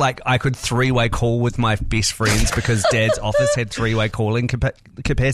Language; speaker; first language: English; native; English